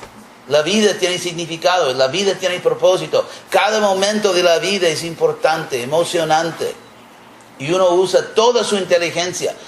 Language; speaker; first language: Spanish; non-native, fluent; English